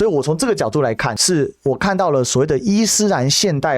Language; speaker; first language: Chinese; native; Chinese